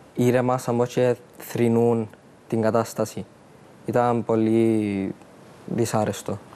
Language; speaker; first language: Greek; early bilingual, other home language; Arabic